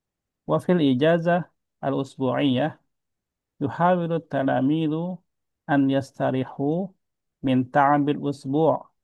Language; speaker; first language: Arabic; non-native, fluent; Indonesian